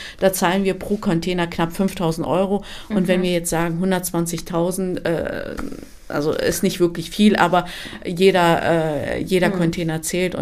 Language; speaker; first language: German; early bilingual, other home language; Turkish